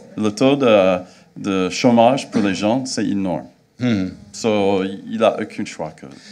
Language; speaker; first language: French; non-native, fluent; English